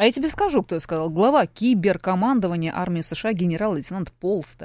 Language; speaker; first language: Russian; native; Russian